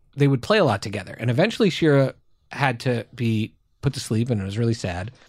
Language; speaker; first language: English; native; English